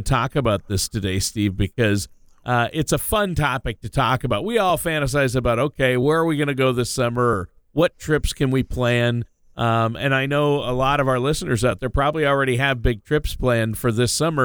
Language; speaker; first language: English; native; English